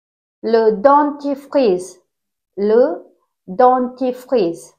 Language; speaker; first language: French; non-native, fluent; Tamil